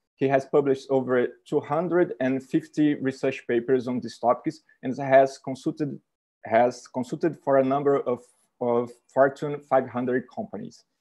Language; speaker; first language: English; non-native, fluent; Portuguese